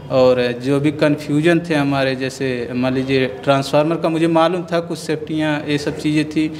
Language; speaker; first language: Hindi; native; Hindi